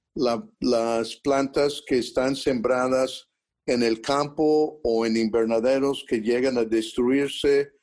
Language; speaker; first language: Spanish; early bilingual, heritage; Spanish